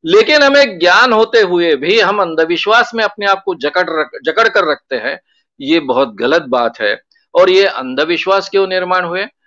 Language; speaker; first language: Hindi; non-native, local second language; Marathi